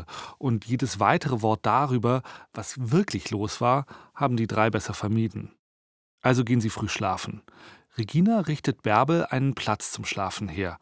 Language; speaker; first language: German; native; German